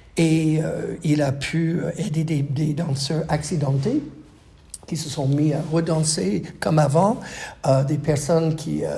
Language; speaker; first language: French; non-native, fluent; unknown